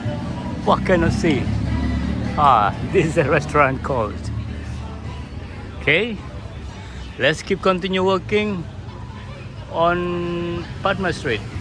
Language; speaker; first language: English; non-native, local second language; Indonesian